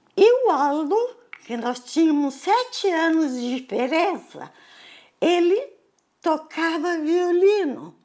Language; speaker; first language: Portuguese; early bilingual, other home language; Italian